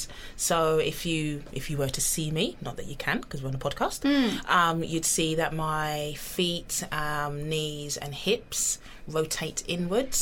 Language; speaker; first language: English; native; English